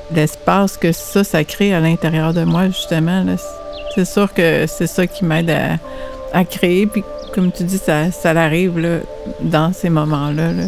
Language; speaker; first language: French; native; French